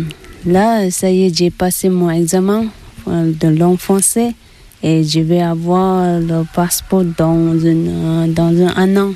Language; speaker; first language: French; non-native, learner; Tibetan